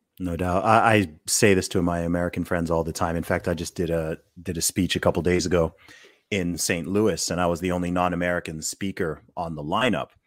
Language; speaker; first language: English; native; English